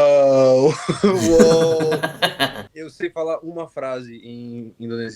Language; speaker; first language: Portuguese; non-native, fluent; Japanese